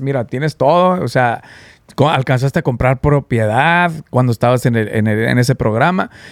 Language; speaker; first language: Spanish; early bilingual, heritage; Spanish